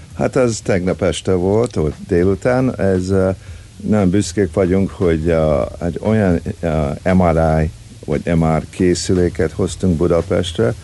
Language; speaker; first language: Hungarian; early bilingual, heritage; Hungarian